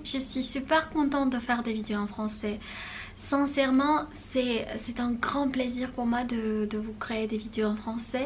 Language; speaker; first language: French; non-native, fluent; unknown